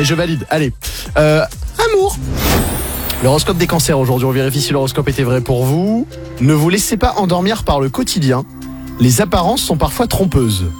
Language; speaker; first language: French; native; French